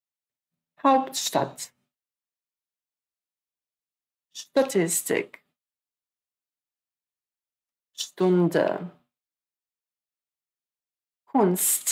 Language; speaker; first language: German; non-native, fluent; Croatian